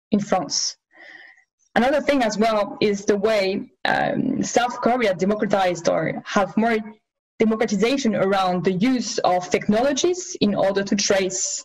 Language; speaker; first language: English; non-native, fluent; French